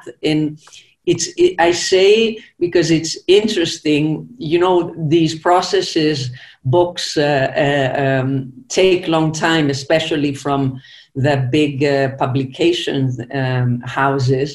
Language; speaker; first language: English; non-native, fluent; Greek